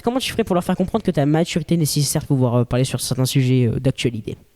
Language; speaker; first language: French; native; French